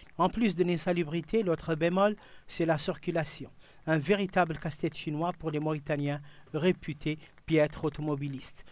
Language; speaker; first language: French; non-native, local second language; Arabic